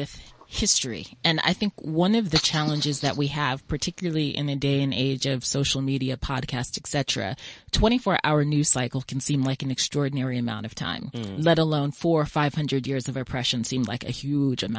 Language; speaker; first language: English; native; English